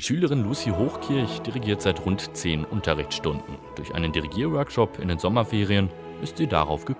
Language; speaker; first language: German; native; German